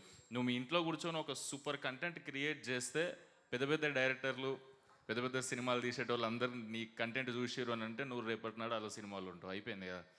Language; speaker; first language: Telugu; native; Telugu